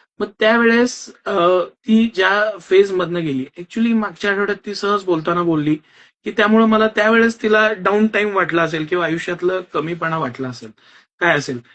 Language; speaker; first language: Marathi; non-native, local second language; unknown